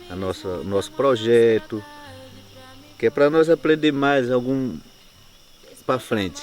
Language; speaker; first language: Portuguese; non-native, local second language; Kayapó